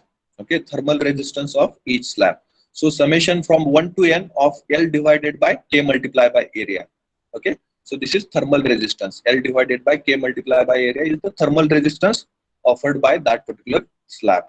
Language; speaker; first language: English; non-native, local second language; Hindi